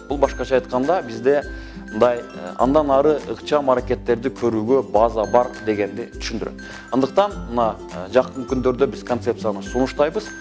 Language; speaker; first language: Kyrgyz; native; Kyrgyz